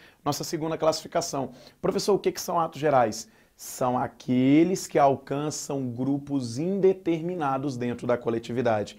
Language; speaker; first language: Portuguese; native; Portuguese